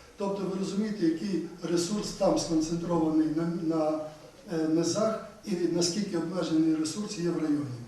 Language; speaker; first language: Ukrainian; native; Ukrainian